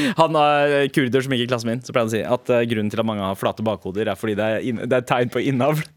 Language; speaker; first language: Norwegian; early bilingual, other home language; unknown